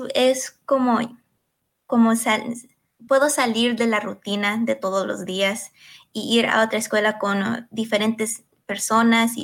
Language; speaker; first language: Spanish; early bilingual, heritage; Spanish